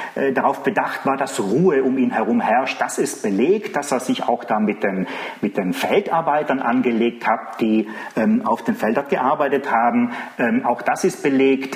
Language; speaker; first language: German; native; German